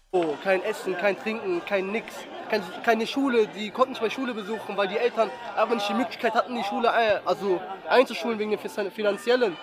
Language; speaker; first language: German; early bilingual, heritage; Arabic